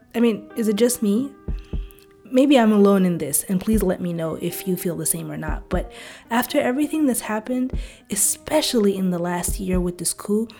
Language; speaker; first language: English; early bilingual, other home language; Arabic